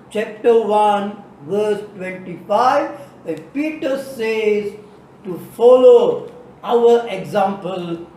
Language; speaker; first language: English; non-native, local second language; Tamil